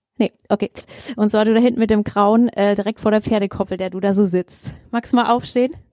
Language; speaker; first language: German; native; German